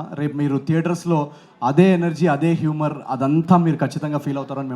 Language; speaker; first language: Telugu; native; Telugu